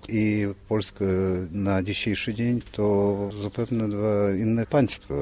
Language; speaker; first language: Polish; non-native, fluent; Russian